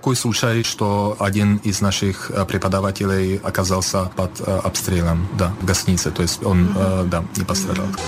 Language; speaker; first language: Russian; non-native, fluent; Czech